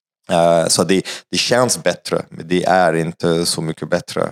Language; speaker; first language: Swedish; non-native, fluent; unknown